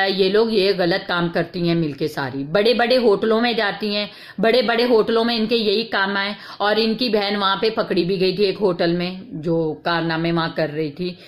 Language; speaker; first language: Urdu; native; Urdu